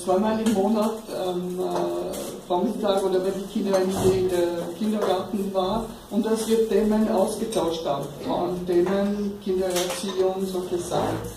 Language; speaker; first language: German; non-native, fluent; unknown